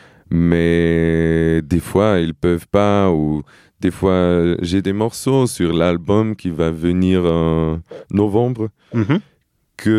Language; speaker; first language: French; non-native, fluent; Portuguese